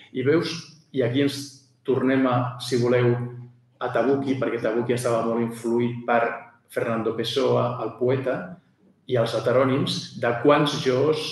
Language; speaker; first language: Catalan; native; Catalan